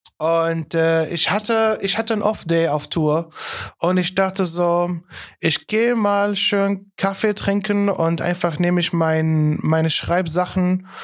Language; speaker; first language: German; non-native, fluent; Arabic